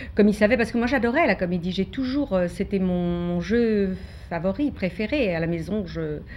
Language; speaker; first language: French; native; French